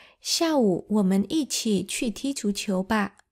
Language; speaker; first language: Chinese; non-native, fluent; Vietnamese